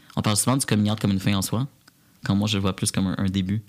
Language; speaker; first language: French; native; French